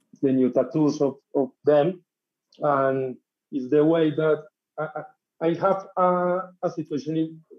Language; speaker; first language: English; non-native, learner; Spanish